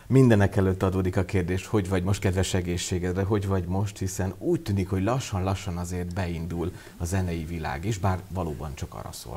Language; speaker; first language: Hungarian; native; Hungarian